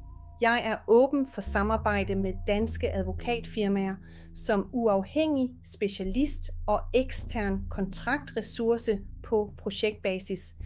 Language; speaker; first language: Danish; non-native, fluent; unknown